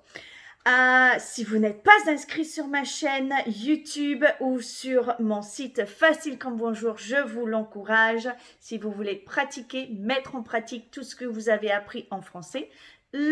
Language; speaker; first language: French; native; French